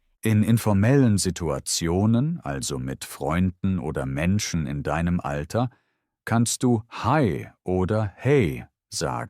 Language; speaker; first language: German; native; German